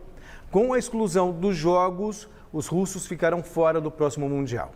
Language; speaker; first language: Portuguese; native; Portuguese